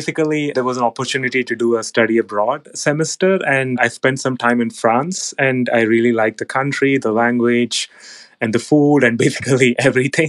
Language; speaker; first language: English; non-native, local second language; Telugu